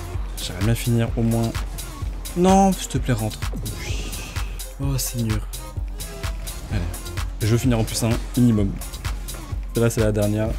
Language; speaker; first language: French; native; French